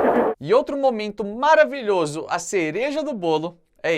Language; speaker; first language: Portuguese; native; Portuguese